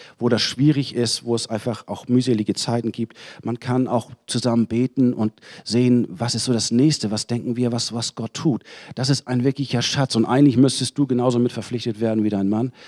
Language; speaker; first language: German; native; German